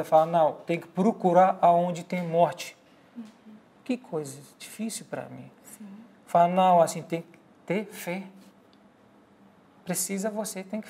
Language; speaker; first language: Portuguese; non-native, learner; Arabic